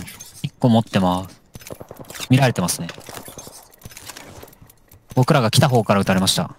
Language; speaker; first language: Japanese; native; Japanese